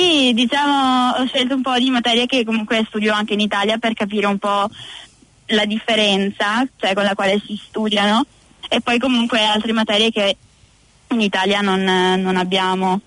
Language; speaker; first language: Italian; native; Italian